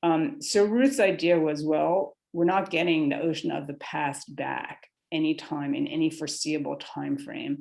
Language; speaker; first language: English; native; English